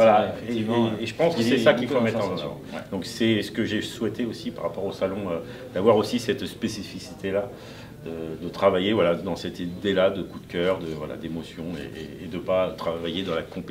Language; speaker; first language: French; native; French